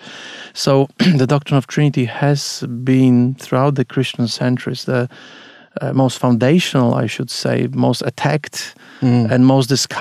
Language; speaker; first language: English; non-native, fluent; Polish